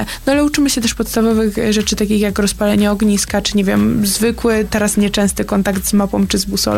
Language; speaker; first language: Polish; native; Polish